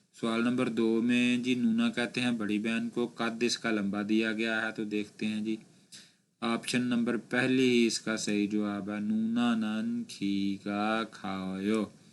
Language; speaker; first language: Urdu; non-native, local second language; Punjabi